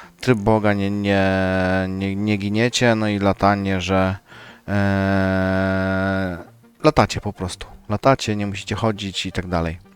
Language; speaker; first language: Polish; native; Polish